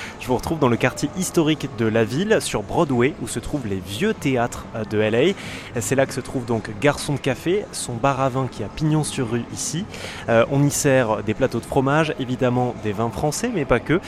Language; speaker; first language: French; native; French